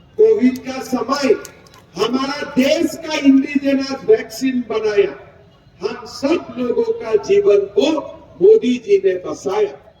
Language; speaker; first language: Hindi; non-native, local second language; Assamese